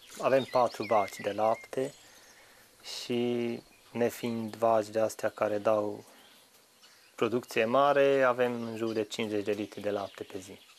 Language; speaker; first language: Romanian; non-native, local second language; Hungarian